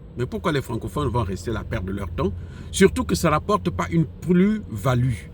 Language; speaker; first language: French; non-native, local second language; Lingala